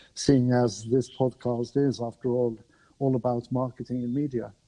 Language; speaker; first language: English; non-native, fluent; Norwegian